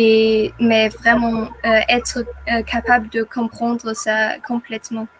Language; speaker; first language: French; non-native, fluent; German